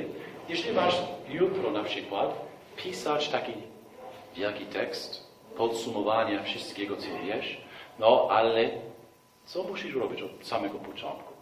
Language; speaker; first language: Polish; non-native, fluent; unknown